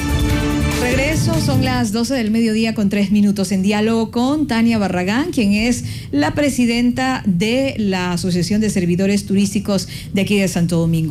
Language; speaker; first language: Spanish; native; Spanish